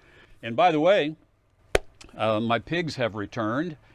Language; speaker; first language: English; native; English